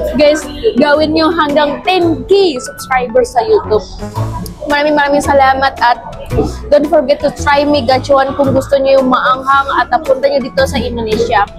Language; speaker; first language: Filipino; non-native, fluent; Indonesian